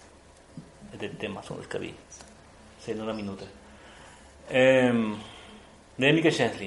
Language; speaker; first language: Swedish; non-native, fluent; Spanish